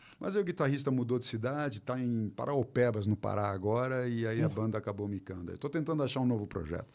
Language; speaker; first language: Portuguese; early bilingual, other home language; German